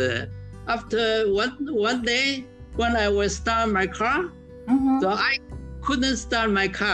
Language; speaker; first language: English; non-native, learner; Chinese